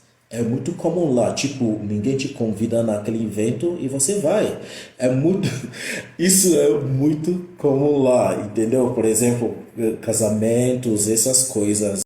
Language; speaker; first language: Portuguese; non-native, fluent; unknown